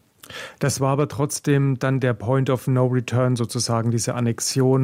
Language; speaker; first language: German; native; German